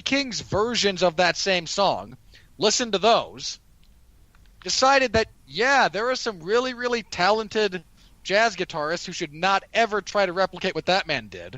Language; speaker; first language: English; native; English